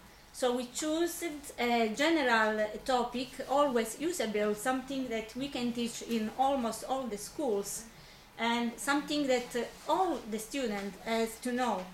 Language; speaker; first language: English; non-native, fluent; Italian